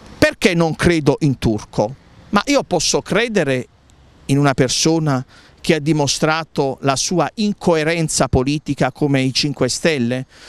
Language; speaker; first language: Italian; native; Italian